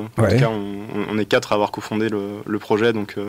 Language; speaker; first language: French; native; French